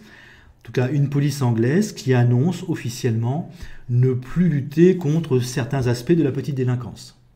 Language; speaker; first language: French; native; French